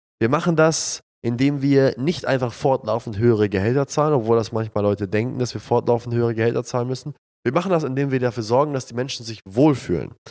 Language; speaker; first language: German; early bilingual, other home language; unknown